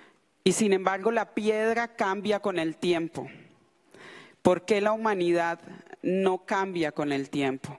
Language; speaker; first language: Spanish; non-native, local second language; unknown